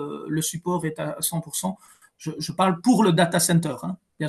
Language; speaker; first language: French; native; French